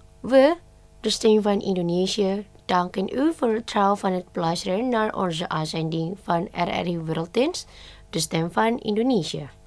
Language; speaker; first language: Dutch; non-native, fluent; Indonesian